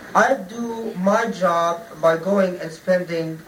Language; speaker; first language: English; non-native, fluent; Arabic